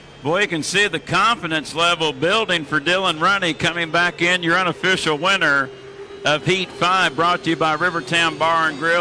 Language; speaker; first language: English; native; English